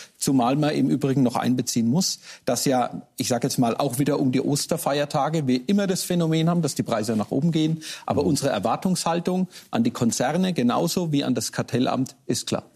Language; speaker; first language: German; native; German